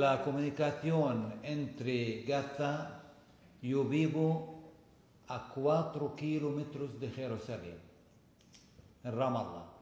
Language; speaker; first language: Spanish; non-native, fluent; Arabic